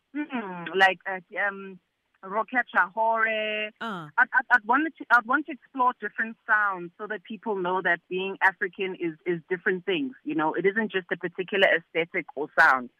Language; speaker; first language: English; non-native, local second language; Zulu